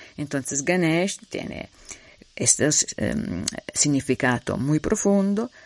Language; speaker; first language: Spanish; non-native, fluent; Italian